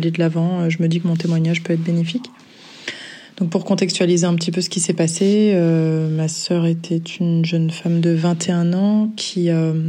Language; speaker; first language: French; native; French